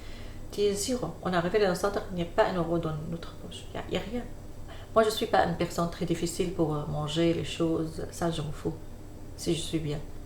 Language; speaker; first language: French; non-native, learner; Arabic